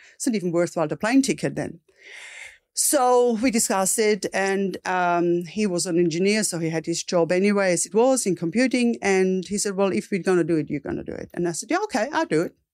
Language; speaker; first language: English; non-native, fluent; German